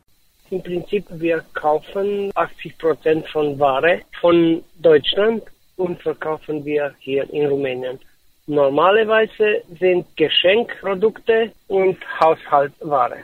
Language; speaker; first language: German; non-native, learner; Romanian